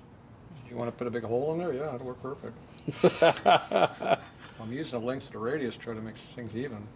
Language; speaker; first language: English; native; English